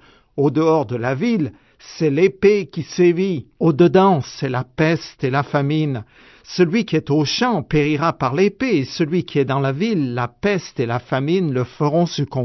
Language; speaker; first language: French; native; French